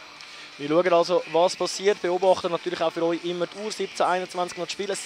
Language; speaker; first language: German; native; German